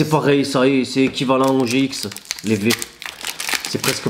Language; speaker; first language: French; native; French